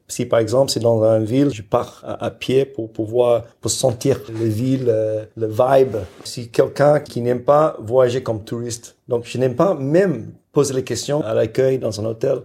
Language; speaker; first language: French; non-native, fluent; English